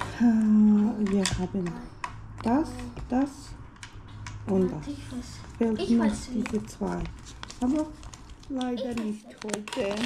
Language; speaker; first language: German; early bilingual, heritage; Bosnian